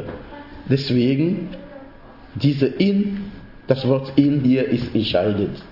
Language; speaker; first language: German; non-native, fluent; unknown